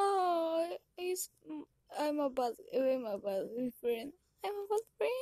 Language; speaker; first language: English; non-native, learner; Spanish